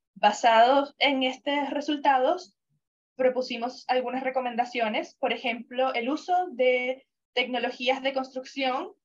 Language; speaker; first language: Spanish; non-native, fluent; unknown